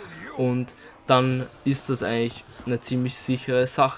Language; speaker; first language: German; native; German